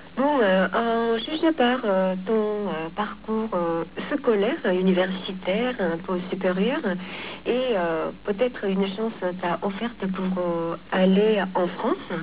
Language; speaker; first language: French; non-native, fluent; Korean